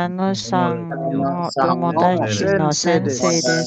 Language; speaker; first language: Japanese; non-native, learner; Indonesian